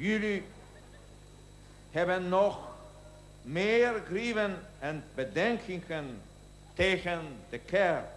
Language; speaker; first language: Dutch; non-native, learner; Polish